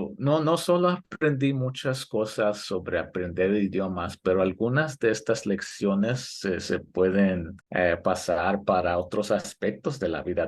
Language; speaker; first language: Spanish; early bilingual, heritage; Spanish